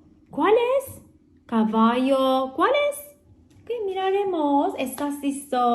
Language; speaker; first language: Spanish; non-native, learner; Turkish